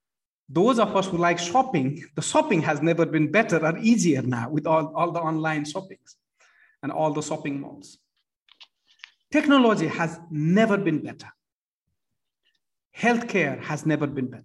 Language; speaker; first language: English; non-native, local second language; Nepali